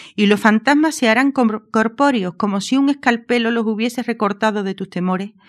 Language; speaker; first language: Spanish; native; Spanish